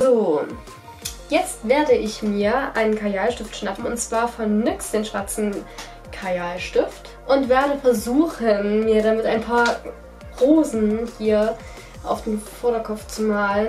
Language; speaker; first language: German; native; German